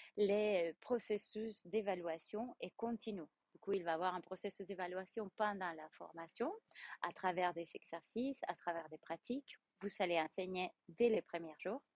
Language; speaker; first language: French; non-native, fluent; Spanish